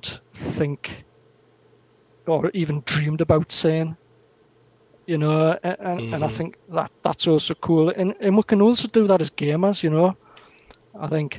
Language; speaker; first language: English; native; English